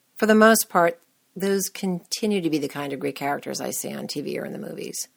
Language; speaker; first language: English; native; English